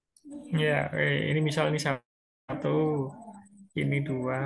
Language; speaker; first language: Indonesian; native; Indonesian